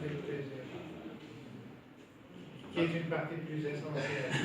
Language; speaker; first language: French; non-native, fluent; Turkish